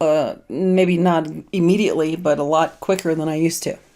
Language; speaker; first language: English; native; English